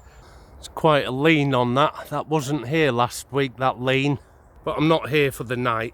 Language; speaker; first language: English; native; English